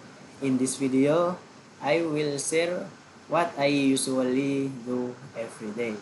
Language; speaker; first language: English; non-native, learner; Indonesian